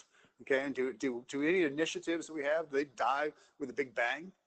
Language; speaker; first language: English; native; English